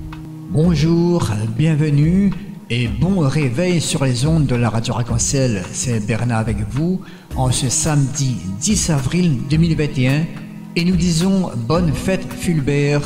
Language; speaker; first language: French; native; French